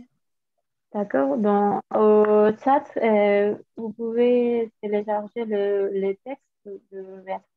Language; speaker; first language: French; non-native, fluent; Spanish